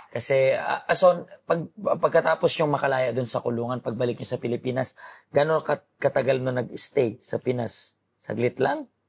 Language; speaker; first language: Filipino; native; Filipino